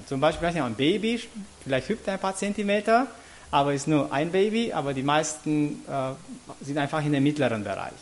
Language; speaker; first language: German; non-native, fluent; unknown